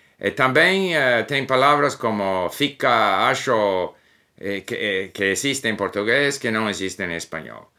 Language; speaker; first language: Spanish; non-native, fluent; English